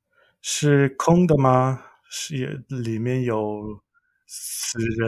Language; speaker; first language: Chinese; non-native, learner; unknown